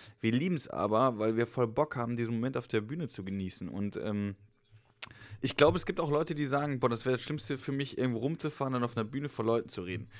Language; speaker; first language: German; native; German